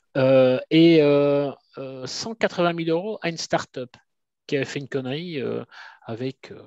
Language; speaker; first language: French; native; French